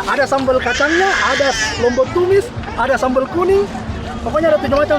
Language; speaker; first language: Indonesian; native; Indonesian